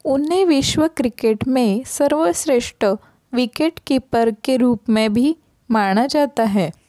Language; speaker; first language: Hindi; non-native, local second language; Marathi